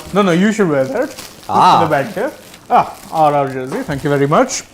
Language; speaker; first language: English; non-native, local second language; Hindi